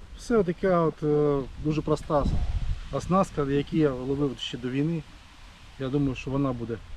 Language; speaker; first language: Ukrainian; non-native, local second language; Russian